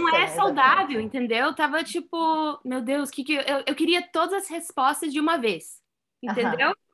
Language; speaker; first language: Portuguese; early bilingual, heritage; Portuguese